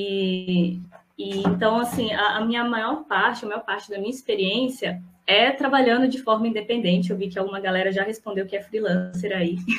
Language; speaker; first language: Portuguese; native; Portuguese